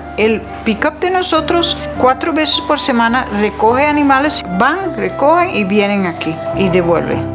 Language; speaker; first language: Spanish; non-native, fluent; Dutch